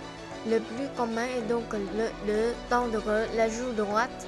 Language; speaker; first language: French; non-native, learner; Vietnamese